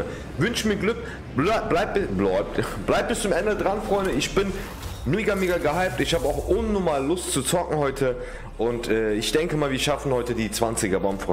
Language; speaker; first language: German; native; German